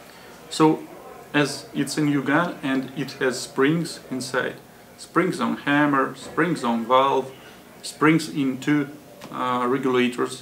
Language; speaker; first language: English; non-native, fluent; Russian